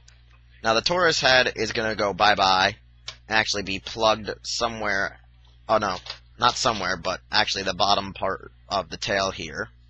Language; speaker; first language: English; native; English